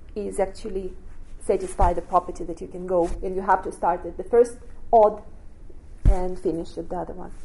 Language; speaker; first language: English; non-native, fluent; Russian